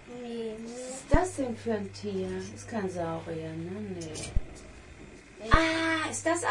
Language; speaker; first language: German; native; German